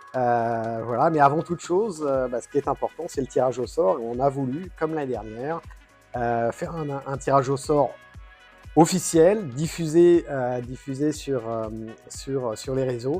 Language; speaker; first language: French; native; French